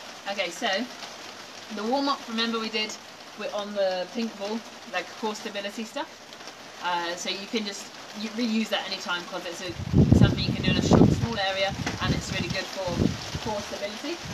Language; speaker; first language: English; native; English